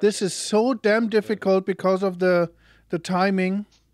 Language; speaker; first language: English; non-native, fluent; German